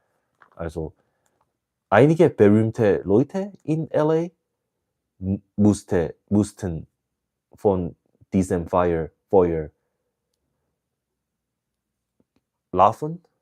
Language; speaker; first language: German; non-native, learner; English